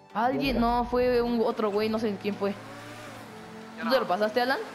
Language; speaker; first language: Spanish; native; Spanish